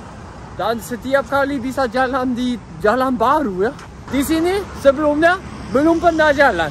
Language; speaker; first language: Indonesian; non-native, fluent; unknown